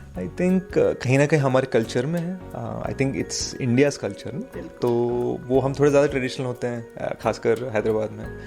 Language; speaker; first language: Hindi; non-native, fluent; Telugu